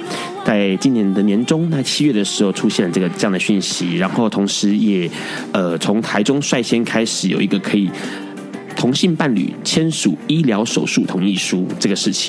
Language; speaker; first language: Chinese; native; Chinese